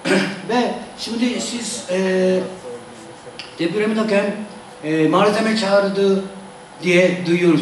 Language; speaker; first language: Turkish; non-native, learner; Japanese